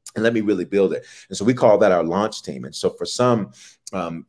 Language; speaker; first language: English; native; English